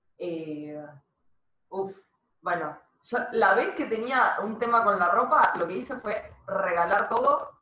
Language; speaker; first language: Spanish; native; Spanish